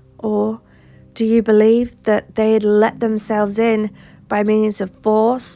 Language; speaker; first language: English; native; English